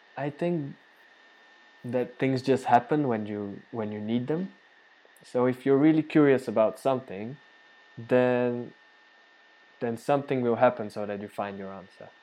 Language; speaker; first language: English; non-native, fluent; Bulgarian